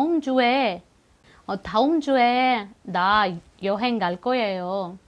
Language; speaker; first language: Korean; non-native, fluent; Filipino